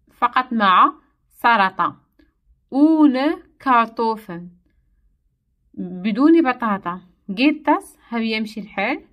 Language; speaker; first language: German; non-native, learner; Arabic